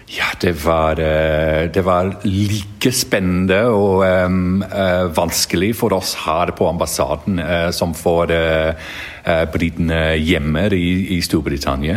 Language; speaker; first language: Norwegian; non-native, learner; English